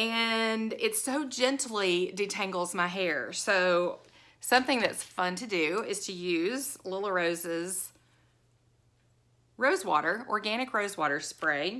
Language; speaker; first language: English; native; English